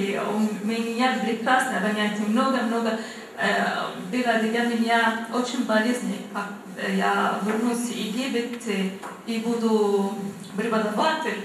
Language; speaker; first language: Russian; non-native, learner; Arabic